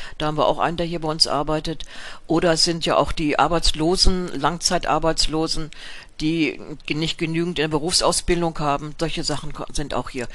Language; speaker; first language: German; native; German